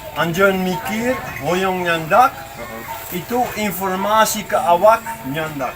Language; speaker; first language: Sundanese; non-native, learner; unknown